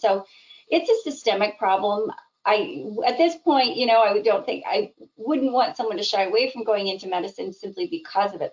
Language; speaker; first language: English; native; English